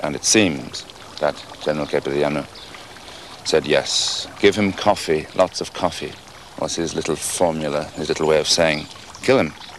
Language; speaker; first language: English; native; English